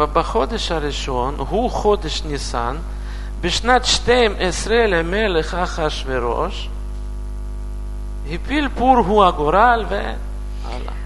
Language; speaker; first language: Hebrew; non-native, learner; Russian